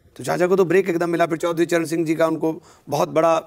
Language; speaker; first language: Hindi; native; Hindi